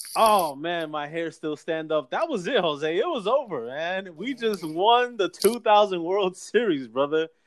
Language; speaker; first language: English; native; English